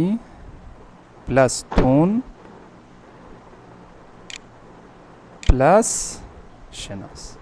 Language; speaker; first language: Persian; non-native, fluent; Urdu